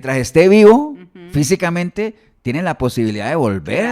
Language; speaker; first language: Spanish; native; Spanish